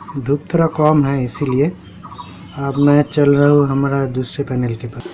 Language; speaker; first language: Hindi; non-native, local second language; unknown